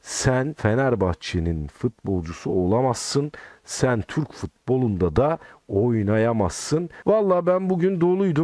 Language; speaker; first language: Turkish; native; Turkish